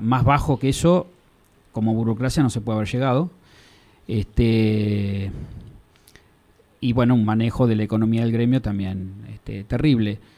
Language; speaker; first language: Spanish; native; Spanish